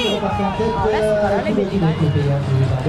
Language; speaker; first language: French; native; French